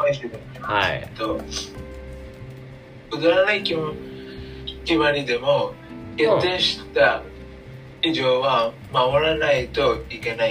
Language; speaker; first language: Japanese; non-native, learner; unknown